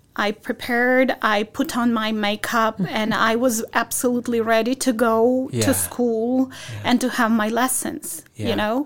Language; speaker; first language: English; non-native, fluent; Ukrainian